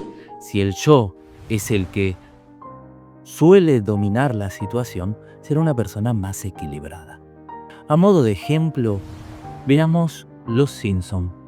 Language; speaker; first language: Spanish; native; Spanish